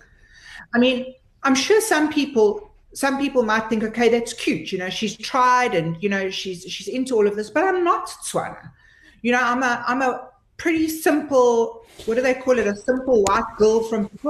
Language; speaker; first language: English; native; English